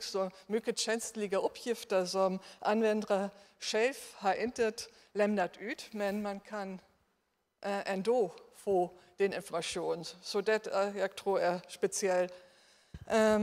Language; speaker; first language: Swedish; non-native, fluent; German